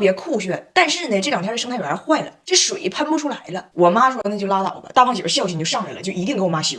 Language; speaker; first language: Chinese; native; Chinese